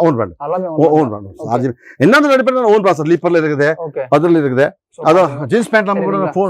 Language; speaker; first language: Tamil; non-native, local second language; Kannada